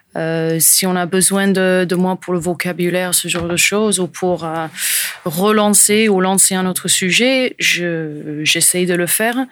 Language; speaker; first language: French; non-native, fluent; English